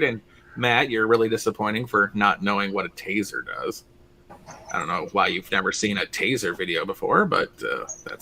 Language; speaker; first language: English; native; English